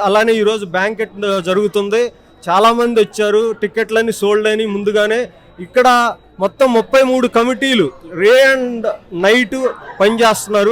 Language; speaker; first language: Telugu; native; Telugu